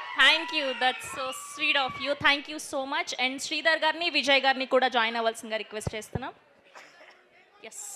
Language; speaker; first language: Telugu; native; Telugu